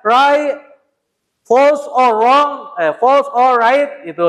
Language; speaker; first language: English; non-native, learner; Indonesian